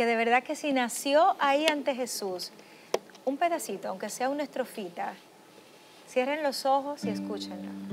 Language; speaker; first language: Spanish; native; Spanish